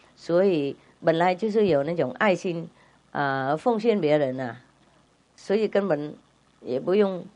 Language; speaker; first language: Chinese; non-native, fluent; Vietnamese